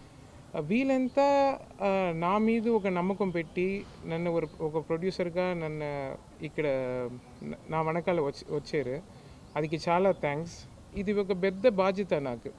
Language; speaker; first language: Telugu; non-native, learner; Tamil